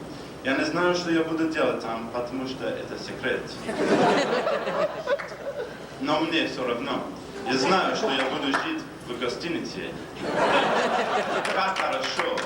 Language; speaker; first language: Russian; non-native, learner; English